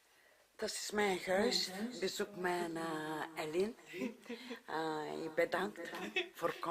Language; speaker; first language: Dutch; non-native, learner; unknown